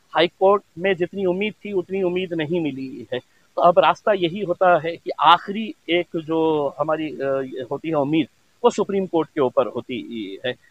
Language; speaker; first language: Hindi; non-native, local second language; Urdu